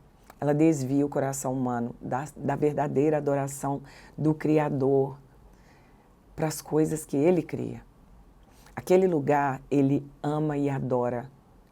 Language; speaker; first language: Portuguese; native; Portuguese